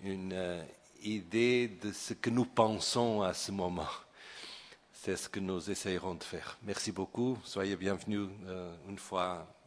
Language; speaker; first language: French; non-native, fluent; Portuguese